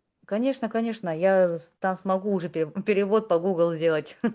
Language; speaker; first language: Russian; native; Russian